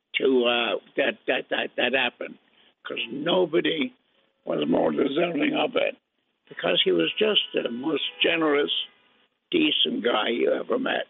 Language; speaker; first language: English; native; English